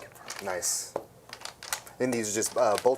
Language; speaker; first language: English; native; English